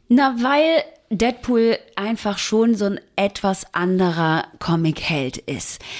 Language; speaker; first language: German; native; German